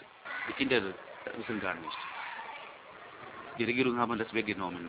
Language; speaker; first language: German; non-native, fluent; Tamil